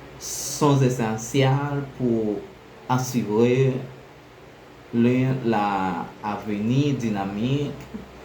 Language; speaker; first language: French; non-native, learner; Spanish